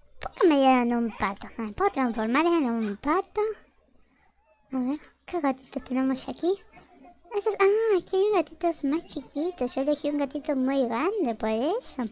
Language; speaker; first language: Spanish; native; Spanish